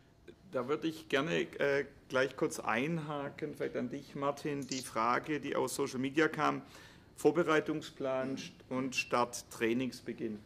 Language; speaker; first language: German; native; German